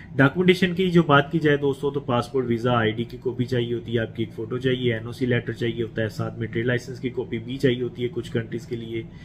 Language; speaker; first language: Urdu; native; Urdu